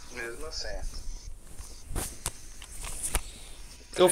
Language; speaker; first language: Portuguese; native; Portuguese